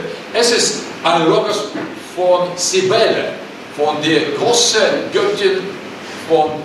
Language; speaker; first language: German; non-native, learner; Russian